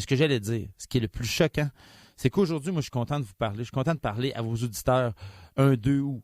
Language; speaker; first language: French; native; French